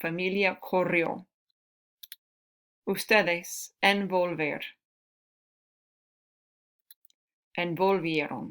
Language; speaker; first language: Spanish; non-native, fluent; English